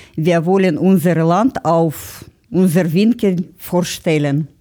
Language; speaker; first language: German; non-native, learner; Russian